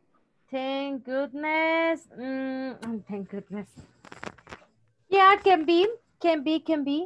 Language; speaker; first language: English; non-native, fluent; Spanish